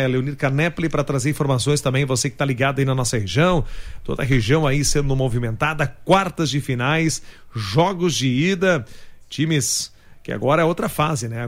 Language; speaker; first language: Portuguese; native; Portuguese